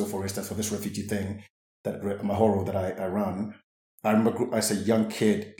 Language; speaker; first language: English; non-native, local second language; Akan